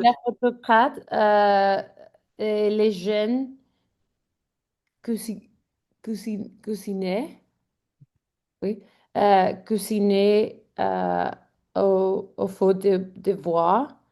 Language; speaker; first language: French; non-native, learner; English